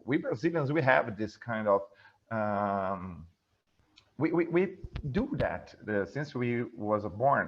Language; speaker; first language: English; non-native, fluent; Portuguese